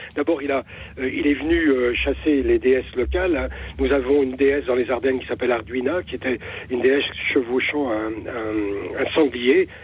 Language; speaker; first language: French; native; French